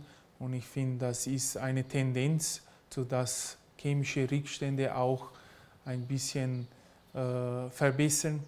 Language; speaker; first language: German; early bilingual, heritage; German